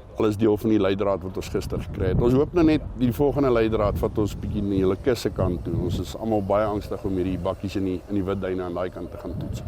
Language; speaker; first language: Afrikaans; native; Afrikaans